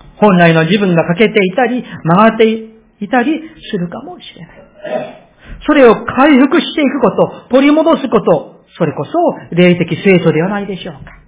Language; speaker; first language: Japanese; non-native, fluent; Korean